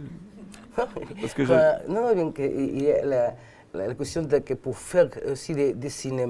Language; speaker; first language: French; non-native, learner; Catalan